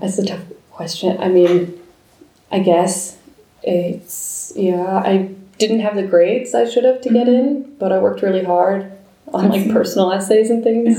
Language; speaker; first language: English; native; English